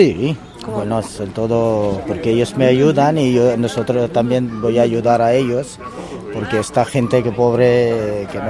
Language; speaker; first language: Spanish; non-native, learner; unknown